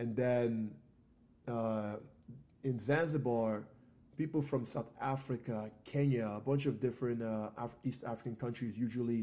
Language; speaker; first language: English; non-native, local second language; Igbo